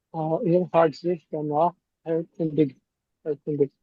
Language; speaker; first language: German; non-native, learner; Urdu